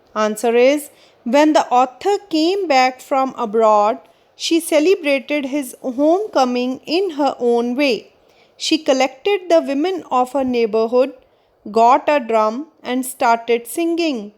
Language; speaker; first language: English; non-native, local second language; Punjabi